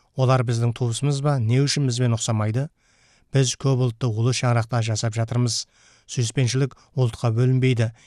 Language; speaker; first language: Kazakh; native; Kazakh